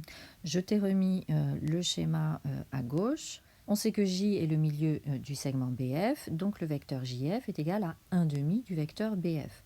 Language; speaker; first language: French; native; French